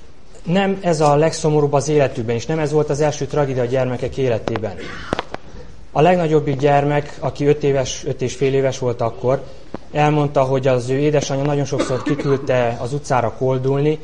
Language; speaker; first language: Hungarian; native; Hungarian